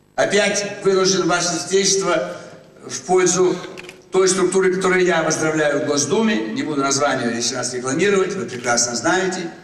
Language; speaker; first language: Russian; native; Russian